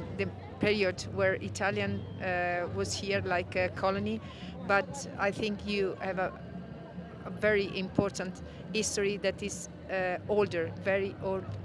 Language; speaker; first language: English; non-native, learner; Italian